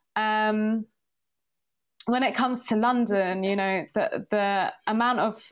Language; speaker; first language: English; early bilingual, other home language; Swahili